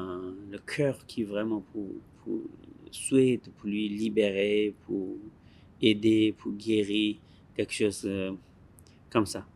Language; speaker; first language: French; non-native, learner; Tibetan